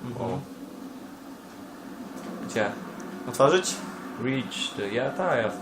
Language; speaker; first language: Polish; native; Polish